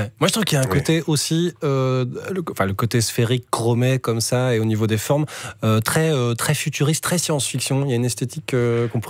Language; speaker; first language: French; native; French